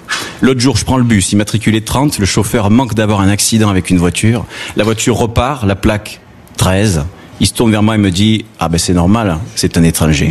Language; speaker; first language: French; native; French